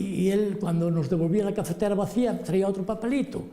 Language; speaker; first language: Spanish; non-native, local second language; Galician